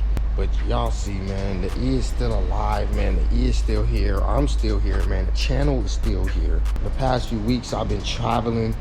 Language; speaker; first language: English; native; English